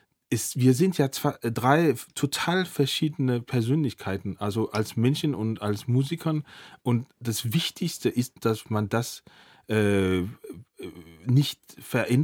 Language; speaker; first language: German; non-native, fluent; Danish